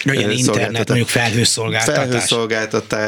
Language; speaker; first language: Hungarian; native; Hungarian